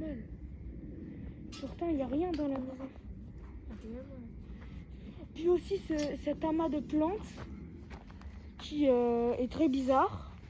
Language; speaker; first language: French; native; French